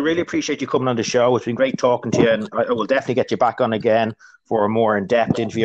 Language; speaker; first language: English; native; English